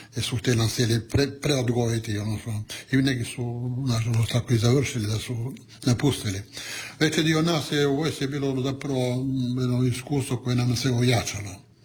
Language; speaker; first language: Croatian; non-native, local second language; Italian